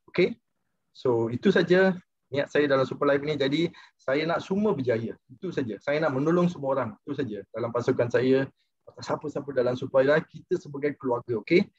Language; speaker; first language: Malay; non-native, local second language; Tamil